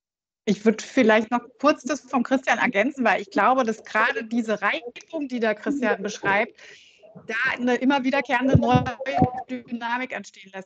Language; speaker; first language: German; native; German